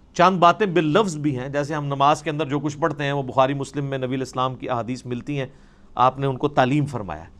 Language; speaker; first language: Urdu; non-native, local second language; Punjabi